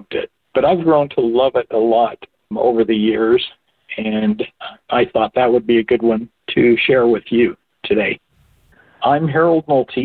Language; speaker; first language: English; non-native, local second language; German